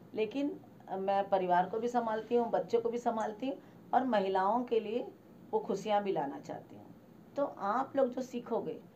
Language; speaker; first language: Hindi; native; Hindi